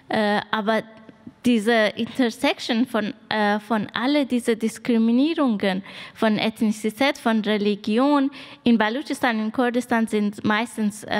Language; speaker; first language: German; non-native, learner; Persian